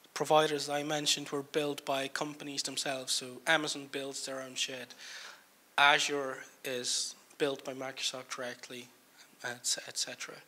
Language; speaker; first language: English; non-native, fluent; Polish